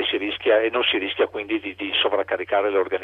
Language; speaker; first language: Italian; native; Italian